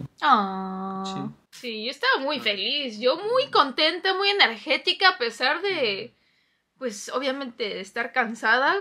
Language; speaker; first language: Spanish; non-native, fluent; Korean